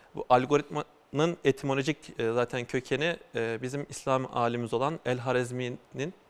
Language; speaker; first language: Turkish; native; Turkish